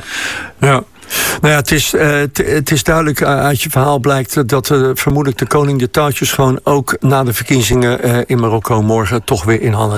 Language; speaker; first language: Dutch; native; Dutch